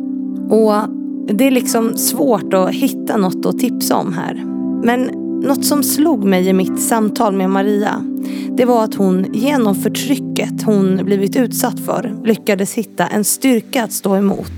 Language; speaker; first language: Swedish; native; Swedish